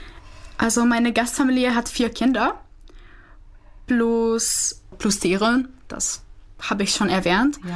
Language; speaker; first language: German; non-native, fluent; Czech